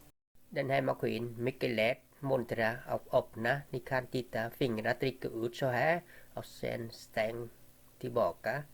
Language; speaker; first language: Swedish; non-native, learner; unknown